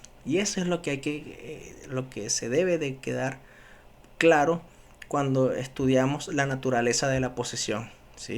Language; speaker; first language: Spanish; native; Spanish